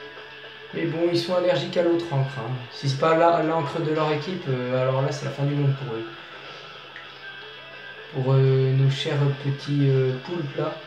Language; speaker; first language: French; native; French